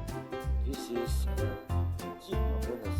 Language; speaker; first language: English; non-native, learner; Indonesian